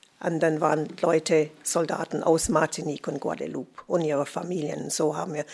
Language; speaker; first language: German; non-native, fluent; English